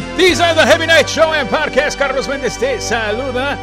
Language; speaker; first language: English; early bilingual, other home language; Spanish